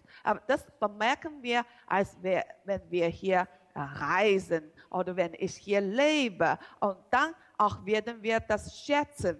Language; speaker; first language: German; non-native, learner; Chinese